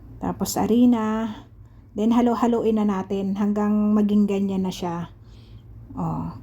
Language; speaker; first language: Filipino; native; Filipino